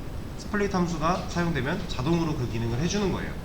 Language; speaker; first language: Korean; native; Korean